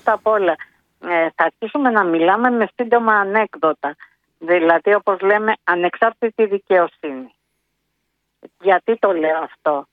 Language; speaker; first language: Greek; native; Greek